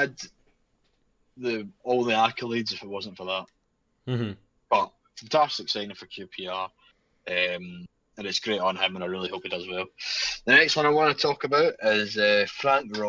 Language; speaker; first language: English; native; English